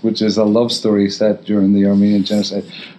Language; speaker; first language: English; native; English